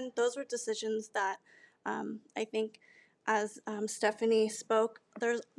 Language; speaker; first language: English; native; English